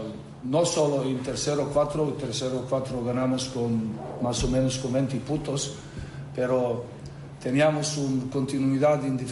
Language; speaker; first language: Spanish; non-native, learner; Serbian